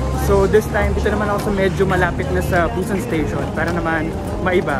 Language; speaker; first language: Filipino; native; Filipino